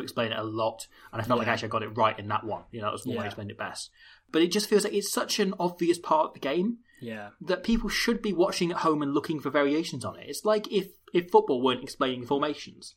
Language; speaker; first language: English; native; English